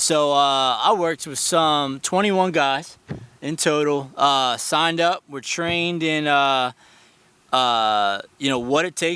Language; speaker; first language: English; native; English